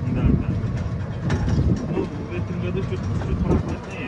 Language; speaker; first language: Russian; non-native, local second language; Uzbek